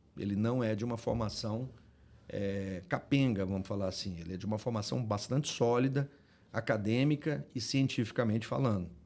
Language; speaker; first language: Portuguese; native; Portuguese